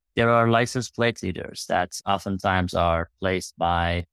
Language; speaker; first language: English; non-native, fluent; Persian